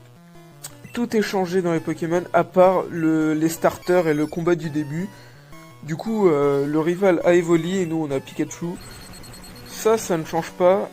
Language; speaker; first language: French; native; French